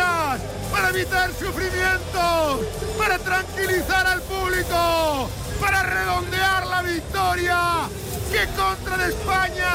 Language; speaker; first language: Spanish; native; Spanish